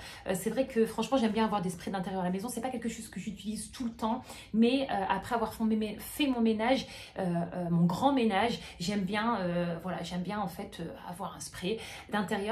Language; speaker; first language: French; native; French